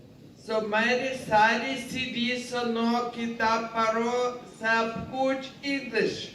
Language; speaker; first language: Hindi; non-native, learner; Ukrainian